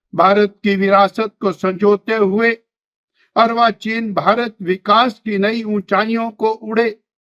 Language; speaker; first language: Hindi; native; Hindi